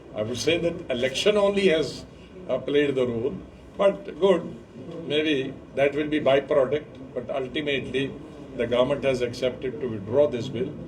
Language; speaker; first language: English; non-native, local second language; Hindi